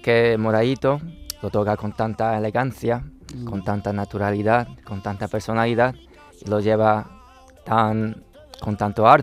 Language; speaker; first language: Spanish; non-native, fluent; Chinese